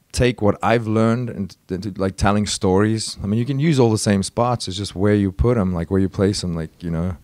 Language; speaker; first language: English; native; English